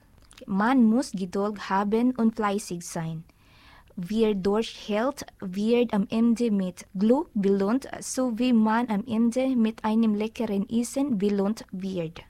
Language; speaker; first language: German; non-native, learner; Filipino